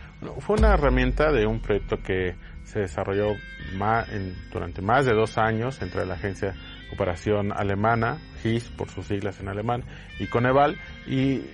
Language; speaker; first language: Spanish; native; Spanish